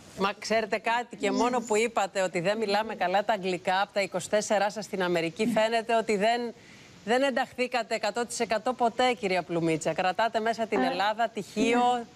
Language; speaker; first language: Greek; native; Greek